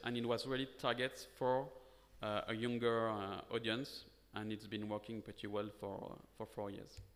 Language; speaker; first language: English; non-native, fluent; French